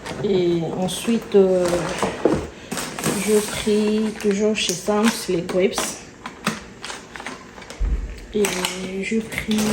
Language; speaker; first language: French; non-native, local second language; Lingala